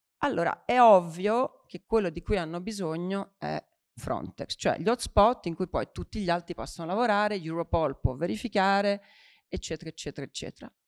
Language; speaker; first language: Italian; native; Italian